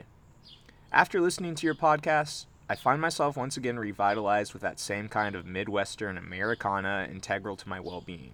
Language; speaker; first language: English; native; English